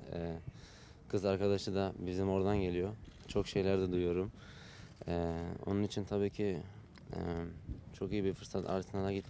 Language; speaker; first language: Turkish; early bilingual, heritage; Turkish